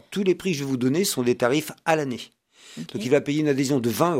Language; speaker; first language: French; native; French